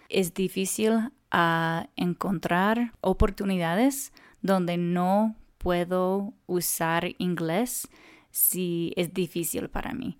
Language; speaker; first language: Spanish; non-native, learner; English